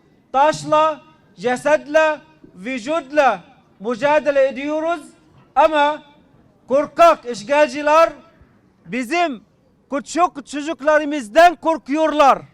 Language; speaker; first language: Turkish; non-native, fluent; Arabic